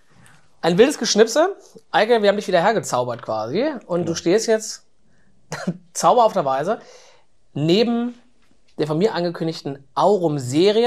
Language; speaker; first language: German; native; German